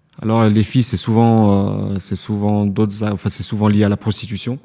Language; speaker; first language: French; native; French